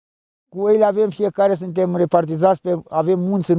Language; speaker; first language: Romanian; native; Romanian